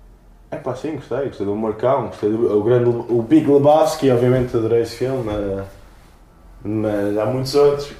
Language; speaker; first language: Portuguese; native; Portuguese